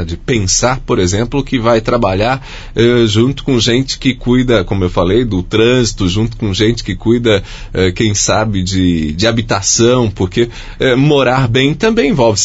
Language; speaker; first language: Portuguese; native; Portuguese